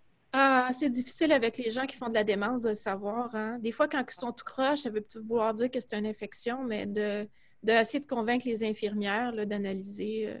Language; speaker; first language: French; native; French